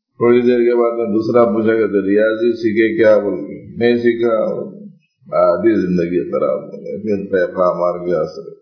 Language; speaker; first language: Urdu; native; Urdu